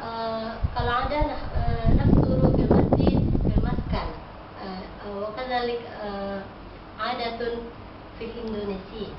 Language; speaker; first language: Arabic; non-native, learner; Indonesian